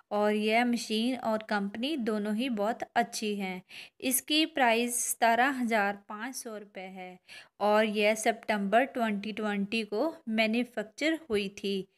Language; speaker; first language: Hindi; non-native, local second language; Punjabi